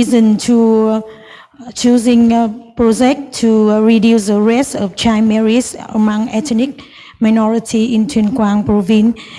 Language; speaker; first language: English; non-native, learner; Vietnamese